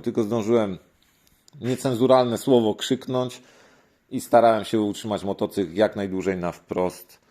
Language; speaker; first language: Polish; native; Polish